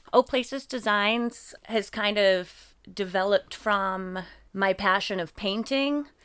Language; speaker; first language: English; native; English